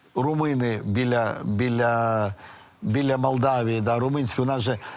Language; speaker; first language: Ukrainian; native; Ukrainian